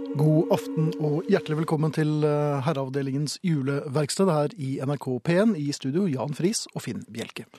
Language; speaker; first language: Norwegian; native; Norwegian